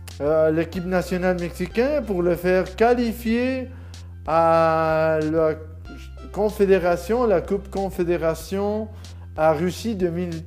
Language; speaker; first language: French; non-native, learner; Spanish